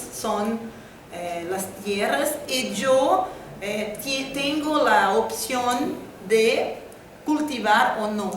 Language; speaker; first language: Spanish; non-native, fluent; Portuguese